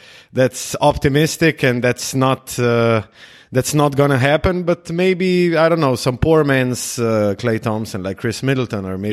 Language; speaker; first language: English; non-native, fluent; Slovenian